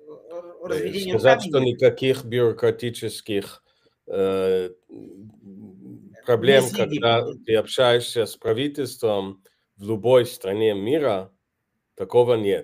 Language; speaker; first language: Russian; non-native, fluent; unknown